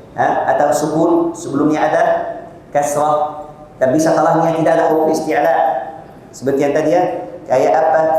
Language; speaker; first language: Malay; non-native, fluent; Arabic